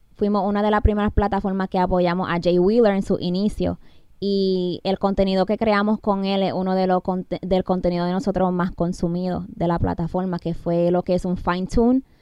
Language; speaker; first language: Spanish; early bilingual, heritage; Spanish